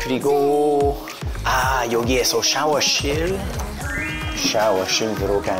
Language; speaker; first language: Korean; non-native, fluent; English